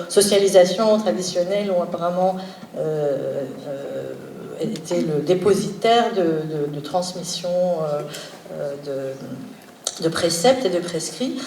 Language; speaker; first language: French; native; French